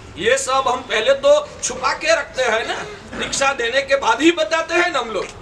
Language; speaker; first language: Hindi; non-native, local second language; Gujarati